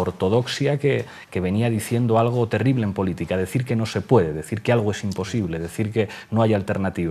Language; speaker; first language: Spanish; native; Spanish